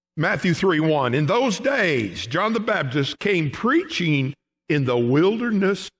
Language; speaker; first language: English; native; English